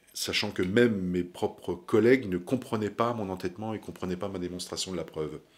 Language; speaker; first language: French; native; French